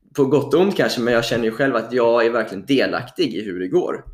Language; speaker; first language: Swedish; native; Swedish